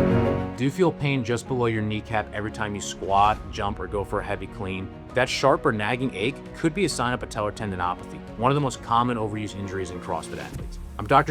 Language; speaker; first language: English; native; English